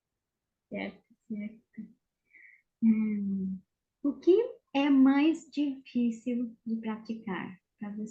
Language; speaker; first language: Portuguese; non-native, fluent; Spanish